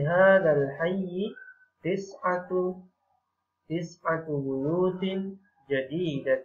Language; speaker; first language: Arabic; non-native, fluent; Indonesian